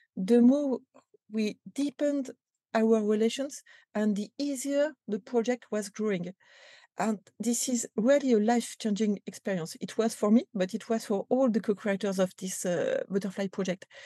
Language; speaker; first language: English; non-native, fluent; French